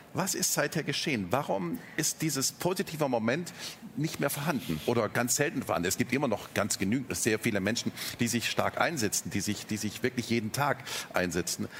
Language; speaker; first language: German; native; German